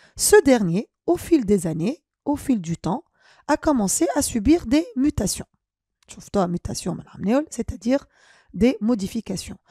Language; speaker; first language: French; non-native, local second language; Arabic